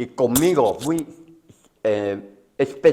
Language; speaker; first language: Spanish; non-native, learner; Chinese